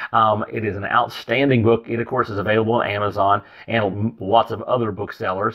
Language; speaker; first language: English; native; English